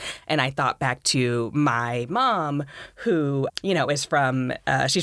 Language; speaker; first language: English; native; English